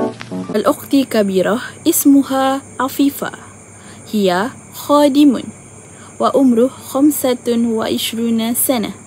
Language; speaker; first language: Arabic; non-native, learner; Malay